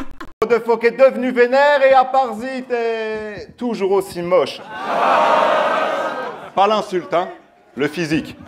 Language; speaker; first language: French; native; French